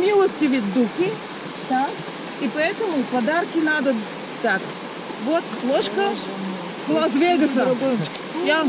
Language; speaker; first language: Russian; non-native, learner; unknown